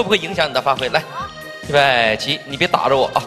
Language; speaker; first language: Chinese; native; Chinese